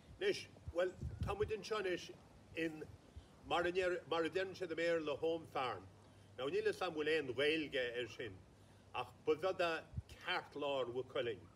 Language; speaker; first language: Irish; native; Irish